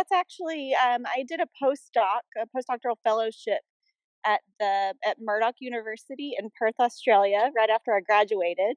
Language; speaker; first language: English; native; English